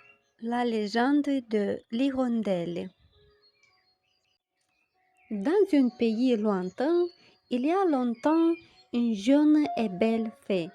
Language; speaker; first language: French; non-native, fluent; Romanian